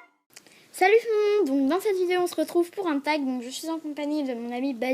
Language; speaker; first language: French; native; French